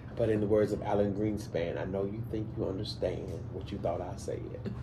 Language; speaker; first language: English; native; English